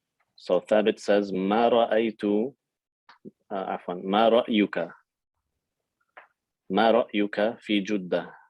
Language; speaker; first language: Arabic; non-native, fluent; English